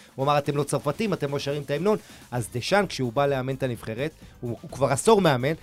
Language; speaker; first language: Hebrew; early bilingual, other home language; Spanish